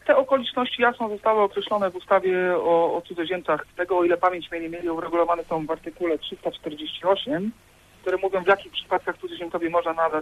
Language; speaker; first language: Polish; native; Polish